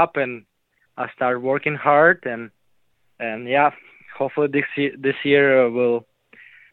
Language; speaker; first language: English; non-native, learner; Russian